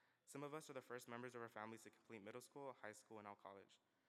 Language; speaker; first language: English; early bilingual, other home language; Spanish